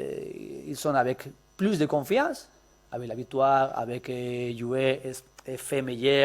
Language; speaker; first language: French; non-native, learner; Spanish